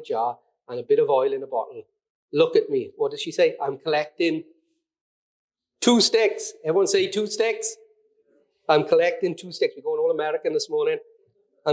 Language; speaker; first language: English; native; English